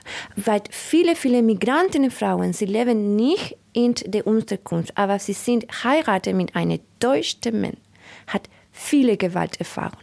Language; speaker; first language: German; non-native, learner; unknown